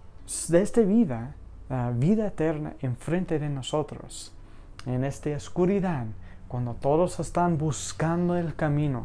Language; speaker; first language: Spanish; non-native, fluent; English